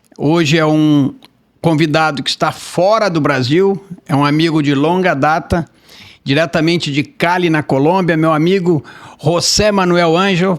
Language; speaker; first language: Portuguese; native; Portuguese